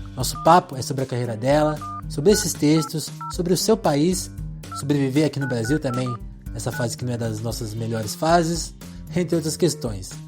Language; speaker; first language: Portuguese; native; Portuguese